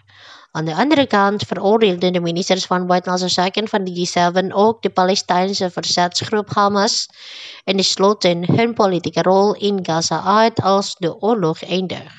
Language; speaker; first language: Dutch; non-native, fluent; Indonesian